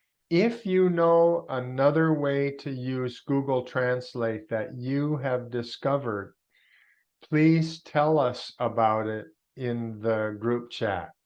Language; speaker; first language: English; non-native, fluent; Vietnamese